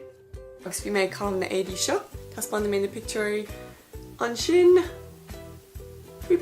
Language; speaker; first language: Irish; non-native, local second language; English